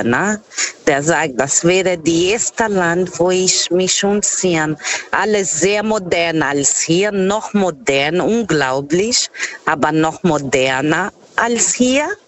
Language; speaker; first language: German; non-native, fluent; Portuguese